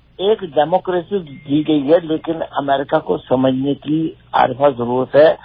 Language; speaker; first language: Urdu; native; Urdu